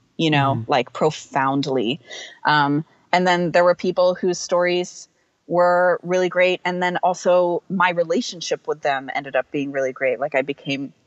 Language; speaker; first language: English; native; English